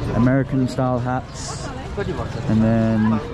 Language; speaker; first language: English; native; English